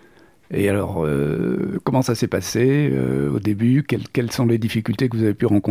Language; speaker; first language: French; native; French